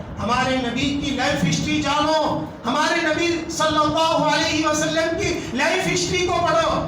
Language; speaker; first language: Urdu; native; Urdu